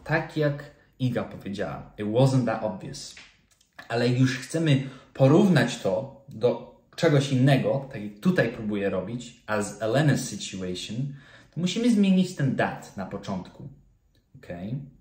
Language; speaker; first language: Polish; native; Polish